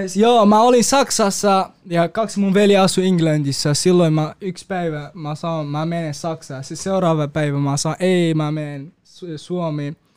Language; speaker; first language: Finnish; non-native, learner; Kurdish